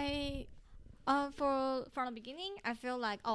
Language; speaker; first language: English; non-native, fluent; Chinese